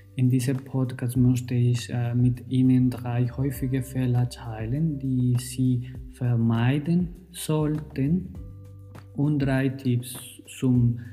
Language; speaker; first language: German; non-native, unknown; Spanish